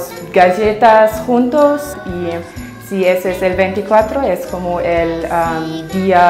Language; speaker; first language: Spanish; non-native, learner; German